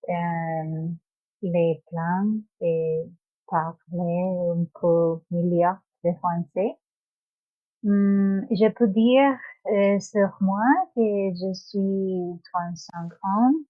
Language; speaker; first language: French; non-native, learner; Spanish